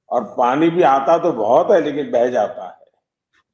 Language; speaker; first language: Hindi; non-native, local second language; Gujarati